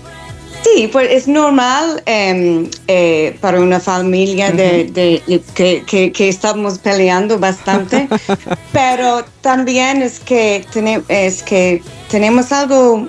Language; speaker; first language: Spanish; non-native, fluent; English